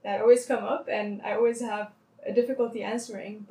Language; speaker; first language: English; non-native, fluent; Arabic